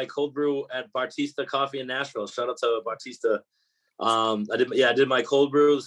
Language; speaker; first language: English; native; English